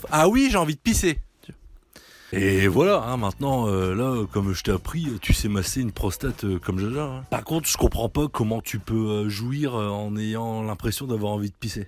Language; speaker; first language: French; native; French